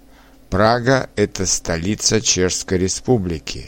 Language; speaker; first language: Russian; non-native, learner; Czech